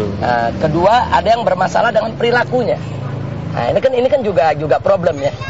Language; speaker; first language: Indonesian; native; Indonesian